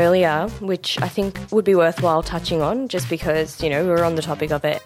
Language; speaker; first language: English; non-native, local second language; Memoni